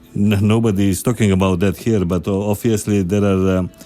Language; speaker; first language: English; non-native, fluent; Macedonian